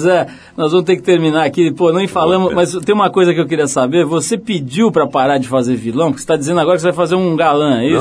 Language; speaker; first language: Portuguese; native; Portuguese